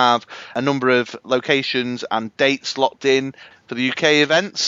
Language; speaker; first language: English; native; English